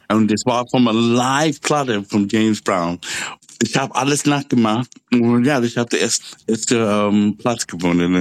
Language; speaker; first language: German; non-native, fluent; English